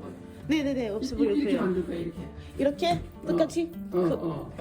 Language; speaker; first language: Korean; non-native, learner; French